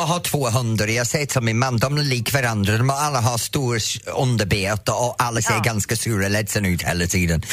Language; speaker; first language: Swedish; non-native, fluent; English